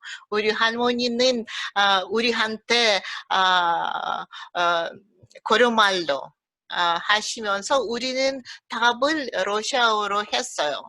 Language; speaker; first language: Korean; early bilingual, heritage; Russian